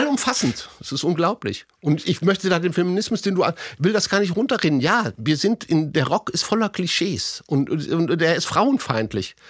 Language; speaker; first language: German; native; German